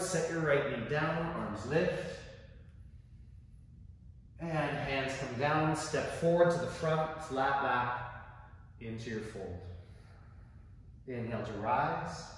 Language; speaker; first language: English; native; English